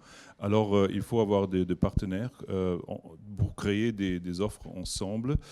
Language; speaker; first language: French; non-native, learner; German